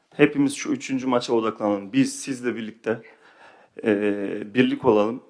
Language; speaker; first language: Turkish; early bilingual, heritage; Turkish